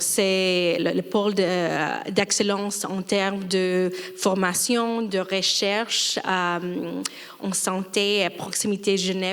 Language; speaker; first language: French; non-native, fluent; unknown